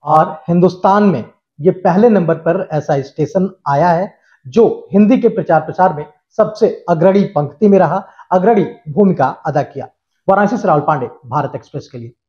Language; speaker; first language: Hindi; native; Hindi